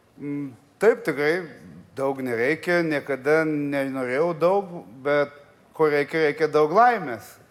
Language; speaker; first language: Lithuanian; early bilingual, other home language; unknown